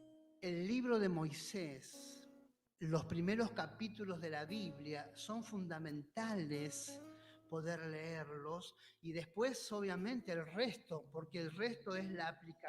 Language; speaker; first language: Spanish; native; Spanish